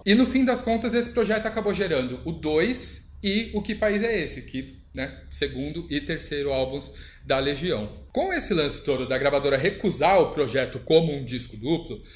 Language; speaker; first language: Portuguese; native; Portuguese